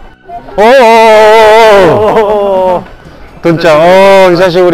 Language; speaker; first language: Japanese; non-native, fluent; Korean